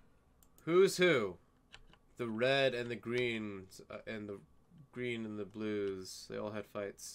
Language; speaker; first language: English; native; English